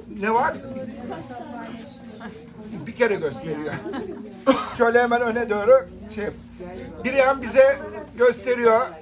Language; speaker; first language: Turkish; native; Turkish